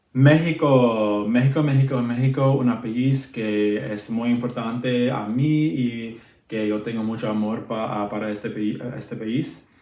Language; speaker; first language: Spanish; non-native, learner; English